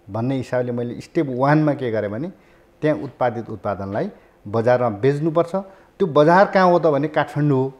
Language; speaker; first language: Nepali; native; Nepali